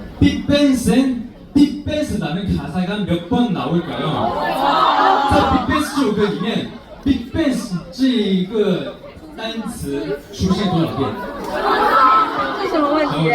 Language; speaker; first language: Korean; non-native, fluent; Chinese